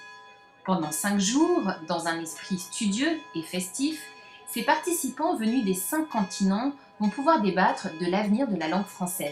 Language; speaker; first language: French; native; French